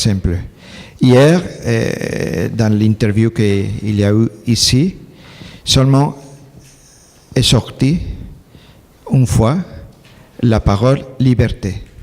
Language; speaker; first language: French; non-native, learner; Spanish